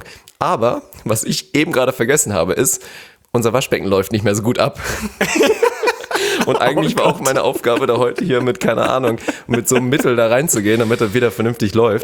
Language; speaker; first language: German; native; German